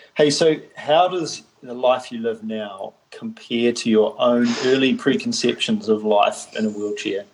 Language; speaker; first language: English; native; English